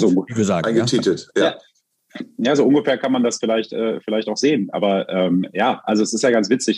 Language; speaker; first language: German; native; German